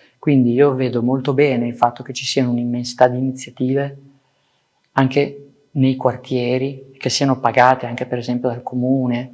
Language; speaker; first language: Italian; early bilingual, other home language; Persian